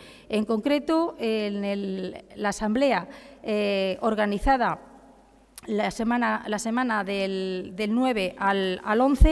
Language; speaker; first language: Spanish; native; Spanish